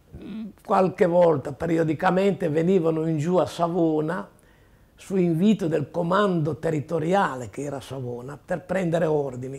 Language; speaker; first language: Italian; native; Italian